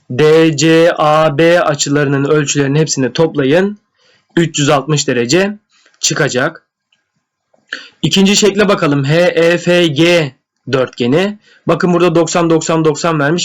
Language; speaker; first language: Turkish; native; Turkish